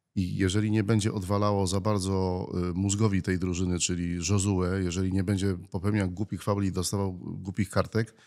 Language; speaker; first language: Polish; native; Polish